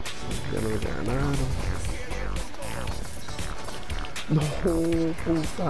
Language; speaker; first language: Spanish; native; Spanish